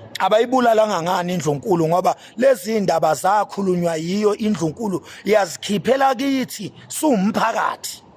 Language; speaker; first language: Zulu; native; Zulu